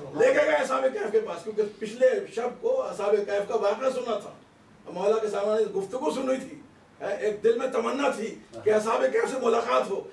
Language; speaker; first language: Urdu; native; Urdu